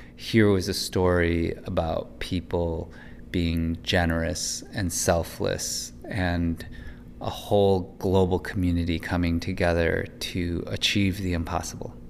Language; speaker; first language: English; early bilingual, other home language; Chinese